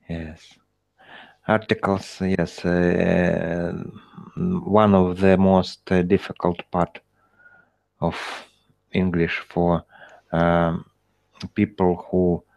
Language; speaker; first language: English; non-native, learner; Russian